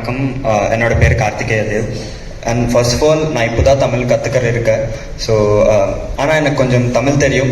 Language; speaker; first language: Tamil; non-native, learner; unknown